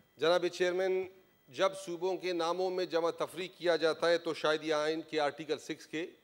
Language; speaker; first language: Urdu; non-native, local second language; Baluchi